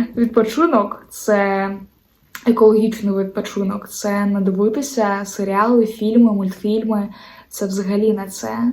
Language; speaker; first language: Ukrainian; non-native, local second language; Russian